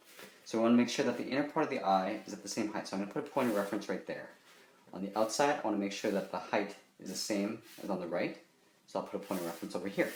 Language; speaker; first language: English; native; English